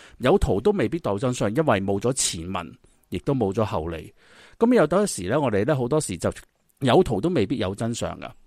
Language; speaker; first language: Cantonese; native; Cantonese